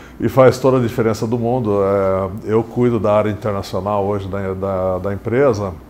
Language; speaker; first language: Portuguese; early bilingual, other home language; English